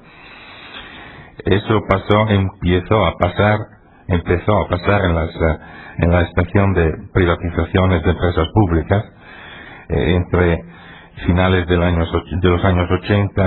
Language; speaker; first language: Spanish; non-native, fluent; Italian